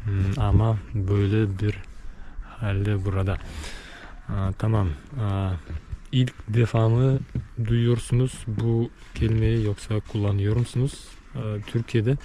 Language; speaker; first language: Turkish; non-native, learner; Bashkir